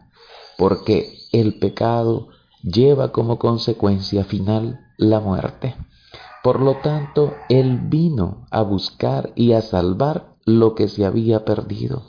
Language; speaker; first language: Spanish; native; Spanish